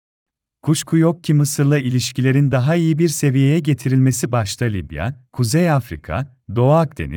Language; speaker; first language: Turkish; native; Turkish